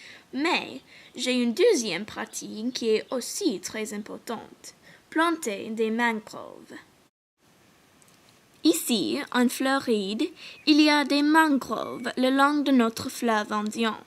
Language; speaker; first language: French; non-native, learner; English